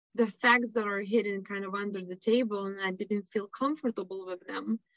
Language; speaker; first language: English; non-native, fluent; Lithuanian